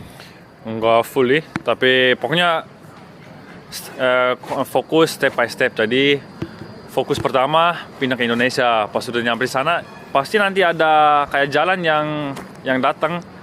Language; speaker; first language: Indonesian; early bilingual, heritage; Indonesian